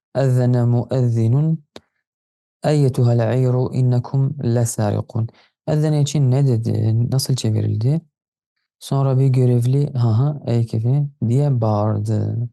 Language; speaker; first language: Turkish; non-native, fluent; Arabic